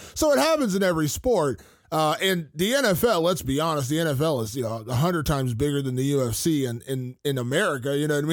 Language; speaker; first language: English; native; English